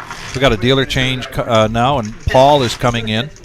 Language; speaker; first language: English; native; English